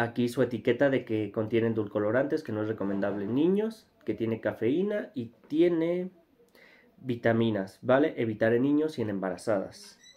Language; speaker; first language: Spanish; native; Spanish